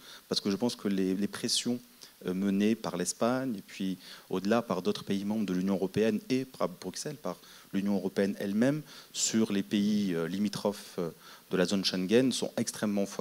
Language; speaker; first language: French; non-native, local second language; Arabic